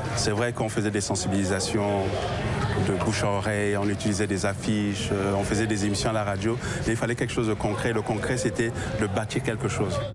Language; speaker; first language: French; non-native, local second language; Sango